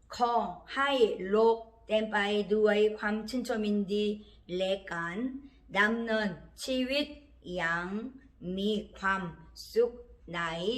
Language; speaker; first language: Thai; non-native, learner; Korean